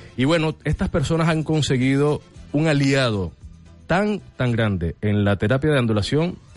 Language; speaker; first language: Spanish; native; Spanish